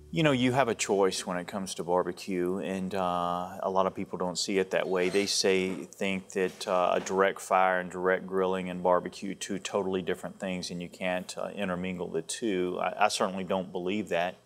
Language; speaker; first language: English; native; English